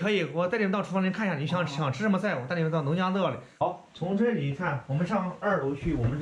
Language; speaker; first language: Chinese; native; Chinese